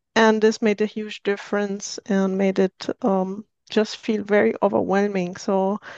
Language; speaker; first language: English; non-native, fluent; Arabic